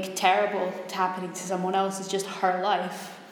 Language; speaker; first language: English; native; English